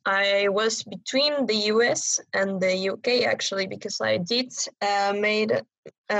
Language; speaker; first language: English; non-native, fluent; Spanish